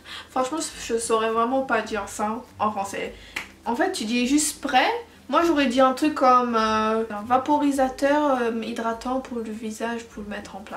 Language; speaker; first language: French; early bilingual, heritage; French